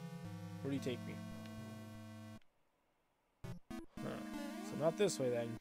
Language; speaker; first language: English; native; English